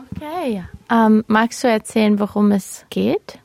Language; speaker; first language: German; native; German